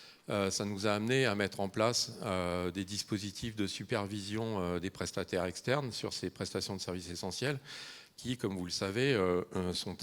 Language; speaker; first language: French; native; French